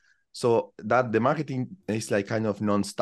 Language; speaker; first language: English; non-native, fluent; Spanish